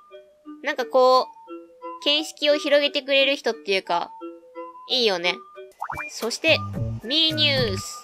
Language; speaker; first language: Japanese; native; Japanese